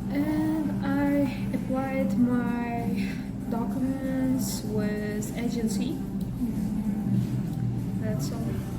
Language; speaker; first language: English; non-native, learner; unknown